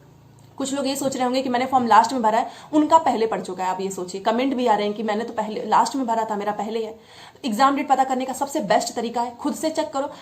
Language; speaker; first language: Hindi; native; Hindi